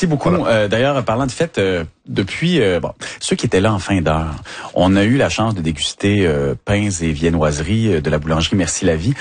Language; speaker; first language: French; native; French